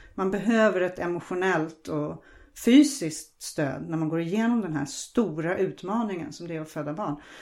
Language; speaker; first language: Swedish; non-native, fluent; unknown